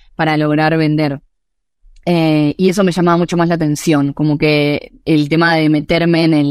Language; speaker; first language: Spanish; native; Spanish